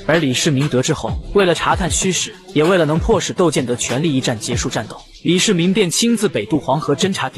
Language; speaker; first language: Chinese; native; Chinese